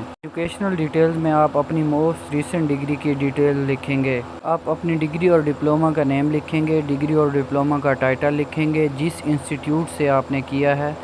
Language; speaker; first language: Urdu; non-native, local second language; Punjabi